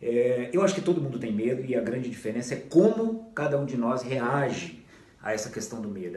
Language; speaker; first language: Portuguese; native; Portuguese